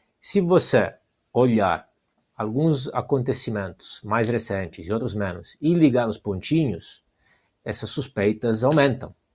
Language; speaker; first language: Portuguese; non-native, fluent; Italian